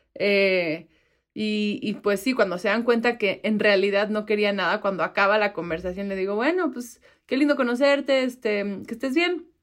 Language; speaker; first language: Spanish; native; Spanish